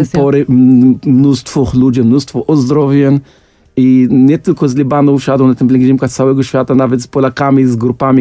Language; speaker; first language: Polish; non-native, fluent; Arabic